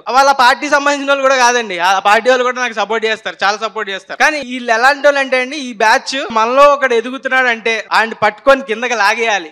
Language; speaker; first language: Telugu; native; Telugu